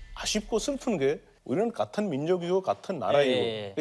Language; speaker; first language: Korean; non-native, fluent; Hindi